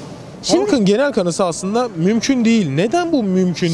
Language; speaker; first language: Turkish; native; Turkish